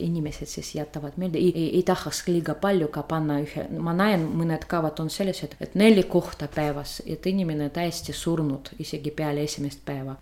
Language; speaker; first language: Estonian; non-native, fluent; Russian